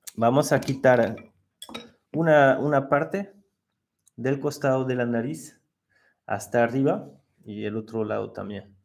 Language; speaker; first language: Spanish; non-native, fluent; French